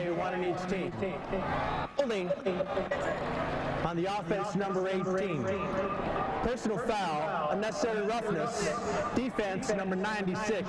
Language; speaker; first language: English; native; English